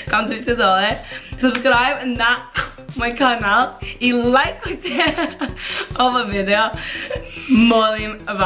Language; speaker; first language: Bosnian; non-native, learner; English